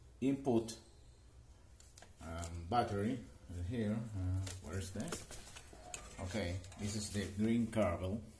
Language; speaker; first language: English; non-native, learner; Spanish